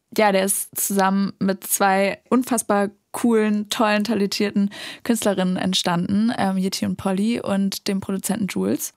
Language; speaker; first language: German; native; German